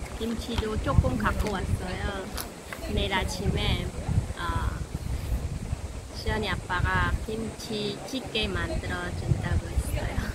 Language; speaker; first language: Korean; non-native, local second language; Khmer